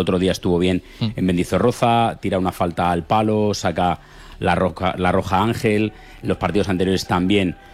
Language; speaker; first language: Spanish; native; Spanish